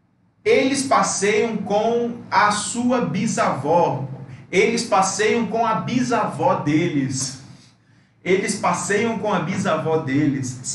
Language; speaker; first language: Portuguese; non-native, fluent; Spanish